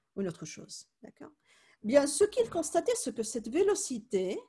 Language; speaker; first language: French; non-native, fluent; Spanish